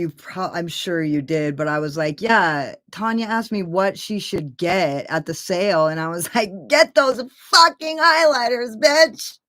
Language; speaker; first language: English; native; English